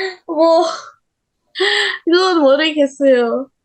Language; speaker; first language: Korean; non-native, learner; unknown